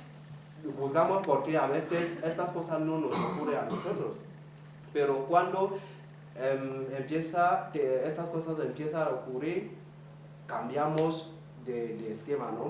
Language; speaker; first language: Spanish; non-native, fluent; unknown